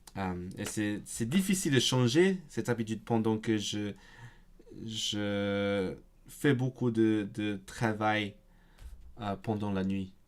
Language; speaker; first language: French; non-native, fluent; Cantonese